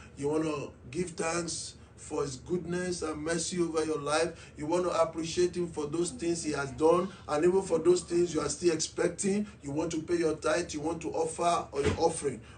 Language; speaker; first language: English; non-native, local second language; Yoruba